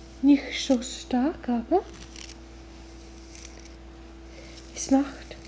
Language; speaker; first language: German; non-native, learner; English